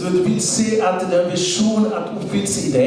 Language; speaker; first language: Swedish; non-native, learner; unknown